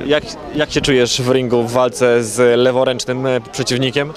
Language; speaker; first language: Polish; native; Polish